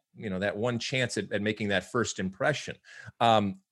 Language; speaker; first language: English; native; English